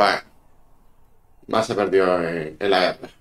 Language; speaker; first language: Spanish; native; Spanish